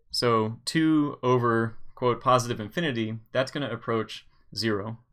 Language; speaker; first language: English; native; English